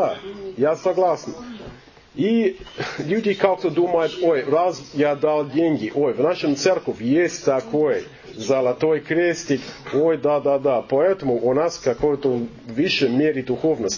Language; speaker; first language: Russian; non-native, fluent; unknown